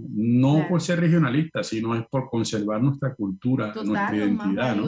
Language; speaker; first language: Spanish; native; Spanish